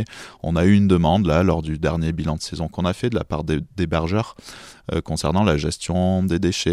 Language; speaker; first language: French; native; French